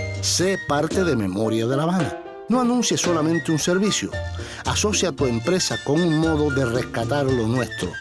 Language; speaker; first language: Spanish; native; Spanish